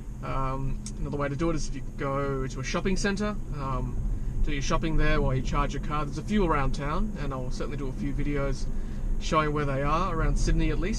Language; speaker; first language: English; native; English